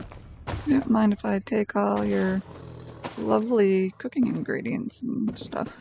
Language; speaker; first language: English; native; English